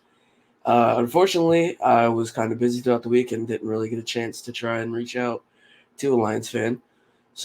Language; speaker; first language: English; native; English